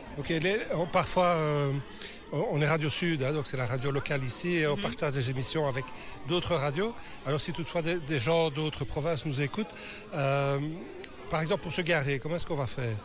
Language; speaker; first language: French; native; French